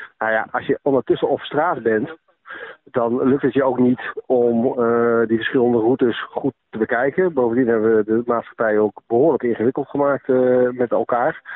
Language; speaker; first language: Dutch; native; Dutch